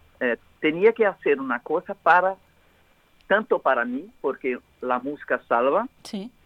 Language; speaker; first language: Spanish; non-native, learner; Portuguese